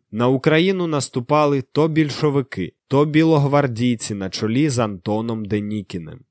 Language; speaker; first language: Ukrainian; native; Ukrainian